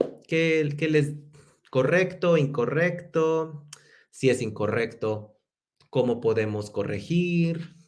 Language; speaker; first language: Spanish; non-native, fluent; English